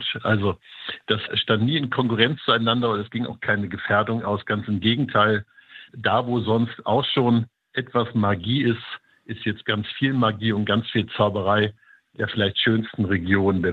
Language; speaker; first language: German; native; German